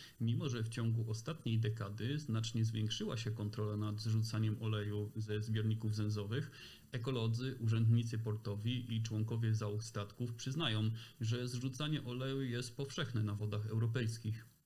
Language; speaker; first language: Polish; native; Polish